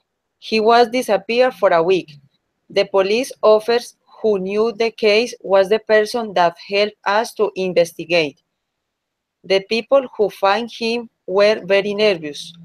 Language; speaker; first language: English; non-native, learner; Spanish